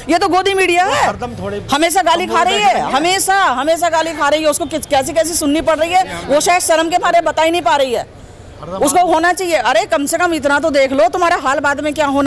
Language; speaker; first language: Hindi; native; Hindi